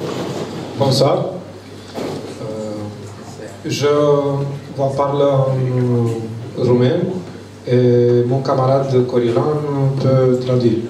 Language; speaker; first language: French; non-native, learner; Romanian